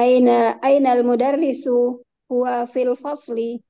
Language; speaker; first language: Arabic; non-native, learner; Indonesian